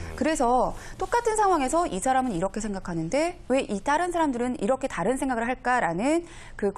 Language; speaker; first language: Korean; native; Korean